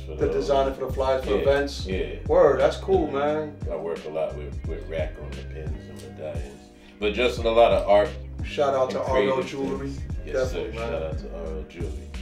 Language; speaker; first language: English; native; English